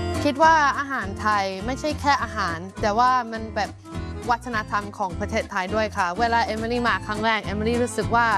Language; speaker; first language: Thai; non-native, fluent; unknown